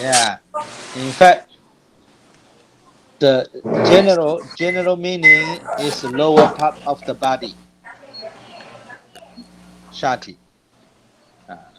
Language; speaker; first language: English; non-native, fluent; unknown